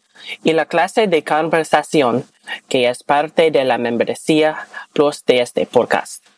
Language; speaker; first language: Spanish; non-native, learner; English